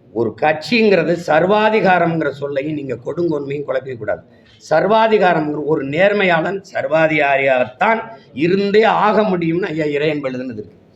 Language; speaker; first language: Tamil; native; Tamil